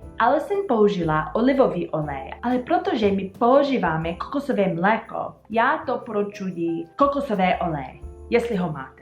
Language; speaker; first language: Czech; non-native, learner; English